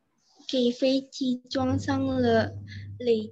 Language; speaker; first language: Chinese; non-native, learner; Indonesian